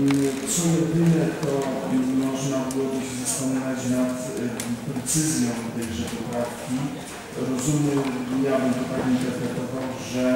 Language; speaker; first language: Polish; native; Polish